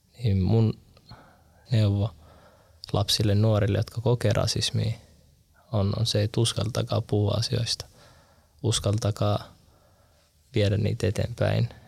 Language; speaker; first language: Finnish; early bilingual, other home language; Arabic